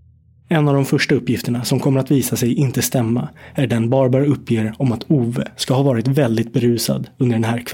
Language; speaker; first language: Swedish; native; Swedish